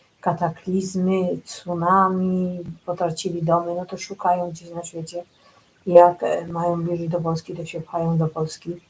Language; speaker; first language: Polish; native; Polish